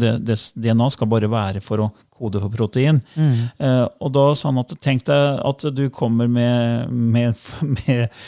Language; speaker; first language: Norwegian; native; Norwegian